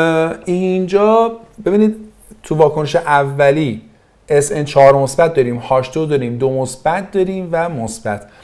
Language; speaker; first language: Persian; native; Persian